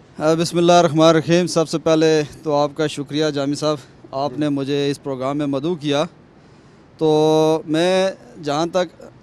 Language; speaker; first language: Urdu; non-native, local second language; Pahari-Potwari